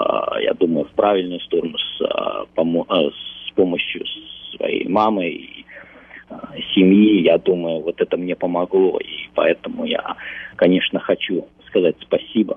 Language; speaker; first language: Russian; early bilingual, heritage; Russian